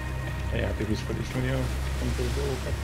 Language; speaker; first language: Hungarian; native; Hungarian